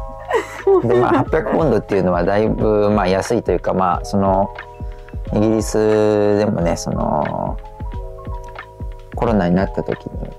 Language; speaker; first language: Japanese; native; Japanese